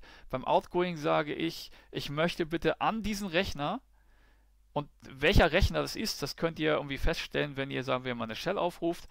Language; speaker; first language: German; native; German